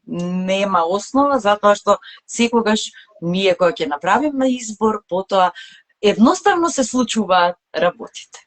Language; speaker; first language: Macedonian; native; Macedonian